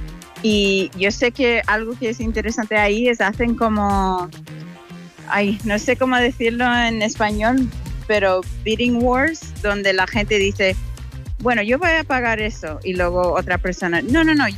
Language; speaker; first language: Spanish; non-native, fluent; English